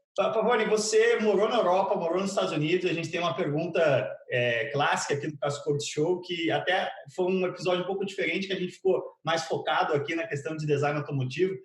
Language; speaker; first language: Portuguese; native; Portuguese